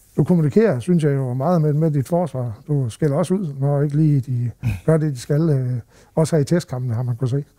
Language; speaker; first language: Danish; native; Danish